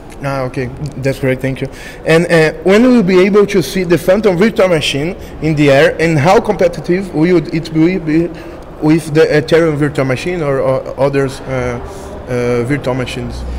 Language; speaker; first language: English; non-native, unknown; Portuguese